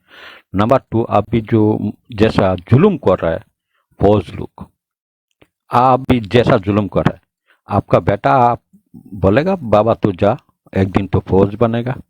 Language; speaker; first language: Hindi; non-native, learner; Bangla